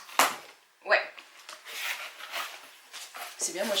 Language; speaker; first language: French; native; French